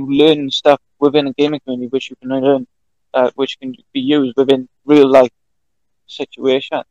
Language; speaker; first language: English; native; English